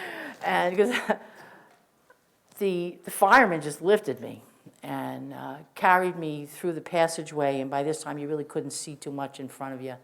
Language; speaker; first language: English; native; English